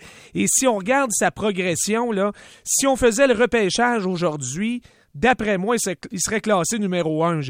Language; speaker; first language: French; native; French